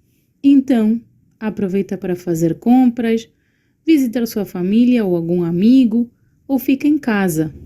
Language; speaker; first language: Portuguese; non-native, learner; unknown